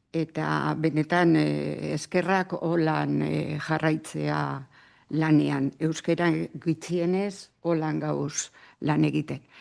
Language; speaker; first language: Basque; non-native, local second language; Spanish